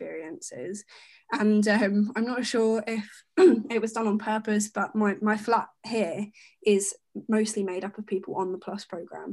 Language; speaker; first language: English; native; English